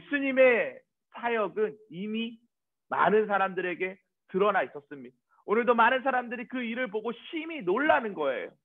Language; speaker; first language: Korean; native; Korean